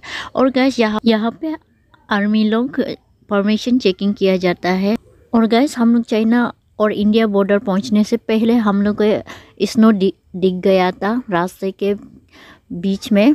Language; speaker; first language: Hindi; non-native, local second language; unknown